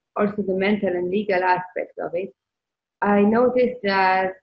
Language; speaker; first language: English; non-native, fluent; Hebrew